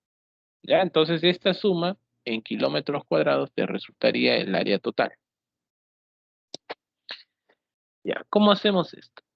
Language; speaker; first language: Spanish; native; Spanish